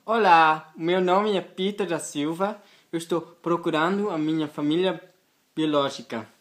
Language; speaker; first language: Portuguese; non-native, learner; Dutch